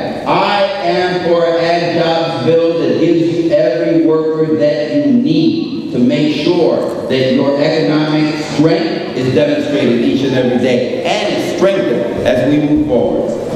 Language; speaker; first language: English; early bilingual, other home language; Spanish